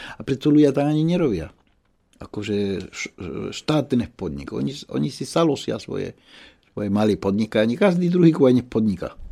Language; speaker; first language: Slovak; non-native, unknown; Spanish